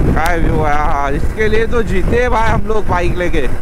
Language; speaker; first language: Hindi; non-native, local second language; Marathi